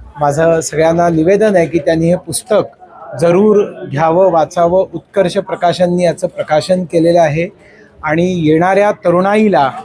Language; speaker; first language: Marathi; native; Marathi